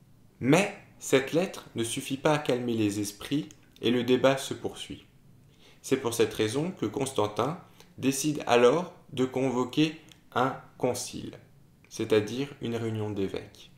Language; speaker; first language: French; native; French